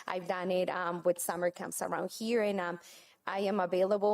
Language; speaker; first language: English; non-native, fluent; Spanish